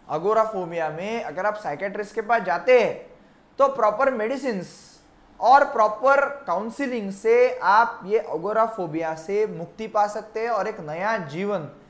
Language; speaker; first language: Hindi; non-native, local second language; Marathi